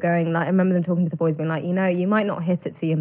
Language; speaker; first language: English; native; English